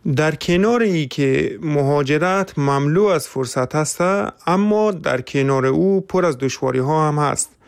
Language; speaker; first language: Persian; native; Persian